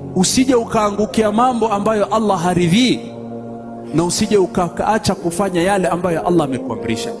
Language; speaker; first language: Swahili; native; Swahili